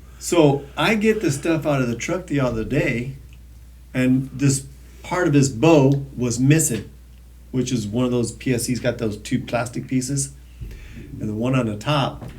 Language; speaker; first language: English; native; English